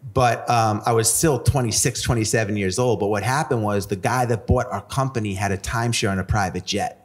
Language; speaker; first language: English; native; English